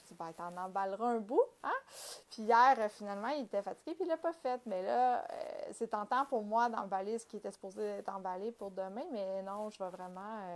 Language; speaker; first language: French; native; French